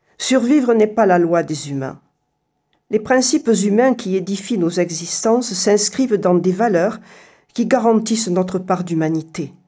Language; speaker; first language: French; native; French